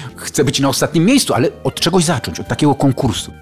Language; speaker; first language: Polish; native; Polish